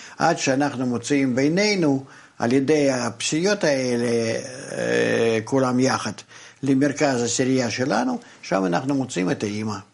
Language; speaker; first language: Hebrew; non-native, fluent; Russian